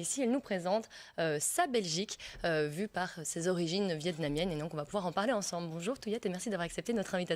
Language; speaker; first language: French; native; French